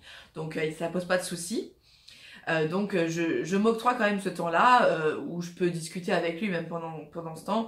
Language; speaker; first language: French; native; French